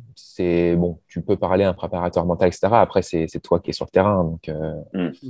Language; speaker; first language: French; native; French